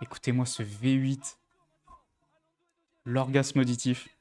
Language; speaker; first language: French; native; French